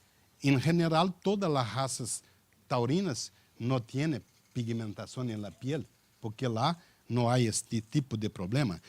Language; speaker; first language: Spanish; non-native, learner; Portuguese